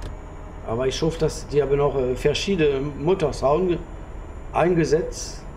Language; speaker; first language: German; non-native, learner; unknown